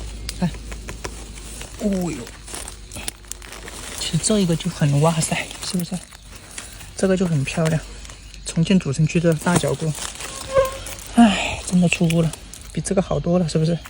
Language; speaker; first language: Chinese; native; Chinese